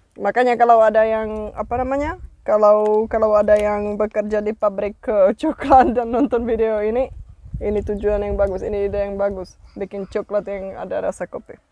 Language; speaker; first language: Indonesian; non-native, fluent; Czech